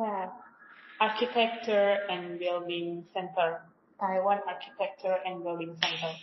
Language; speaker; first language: English; non-native, learner; Indonesian